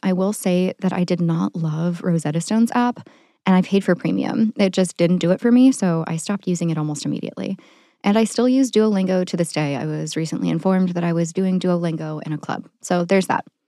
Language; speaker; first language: English; native; English